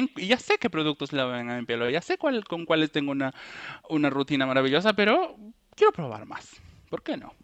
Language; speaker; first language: Spanish; native; Spanish